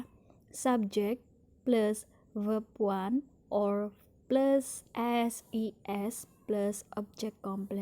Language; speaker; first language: English; non-native, fluent; Indonesian